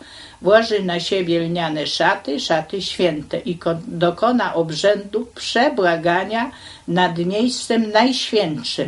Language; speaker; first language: Polish; native; Polish